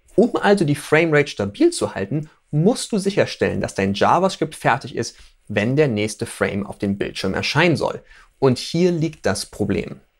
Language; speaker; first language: German; native; German